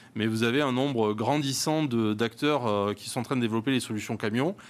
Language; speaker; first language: French; native; French